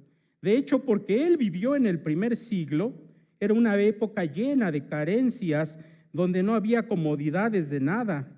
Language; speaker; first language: Spanish; native; Spanish